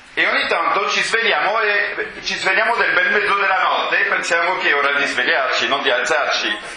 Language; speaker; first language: Italian; non-native, fluent; French